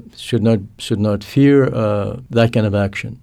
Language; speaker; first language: English; non-native, fluent; Cree